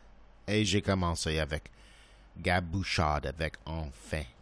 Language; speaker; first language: French; non-native, learner; English